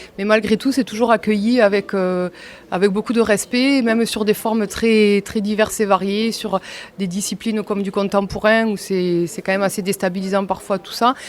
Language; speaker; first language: French; native; French